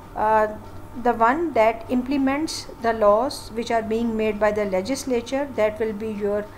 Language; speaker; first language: English; non-native, local second language; Hindi